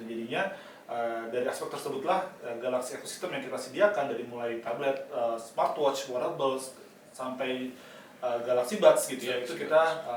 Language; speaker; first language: Indonesian; native; Indonesian